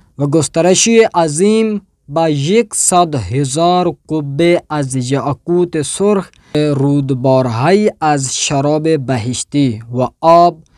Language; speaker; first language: Persian; non-native, fluent; Urdu